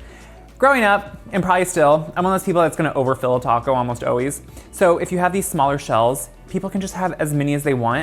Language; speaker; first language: English; native; English